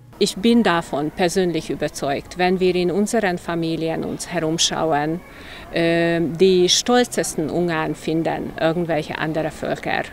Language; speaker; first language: German; non-native, local second language; Hungarian